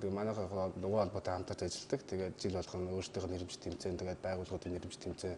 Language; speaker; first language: Mongolian; native; Mongolian